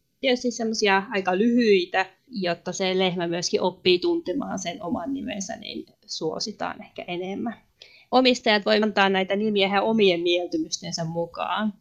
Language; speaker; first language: Finnish; native; Finnish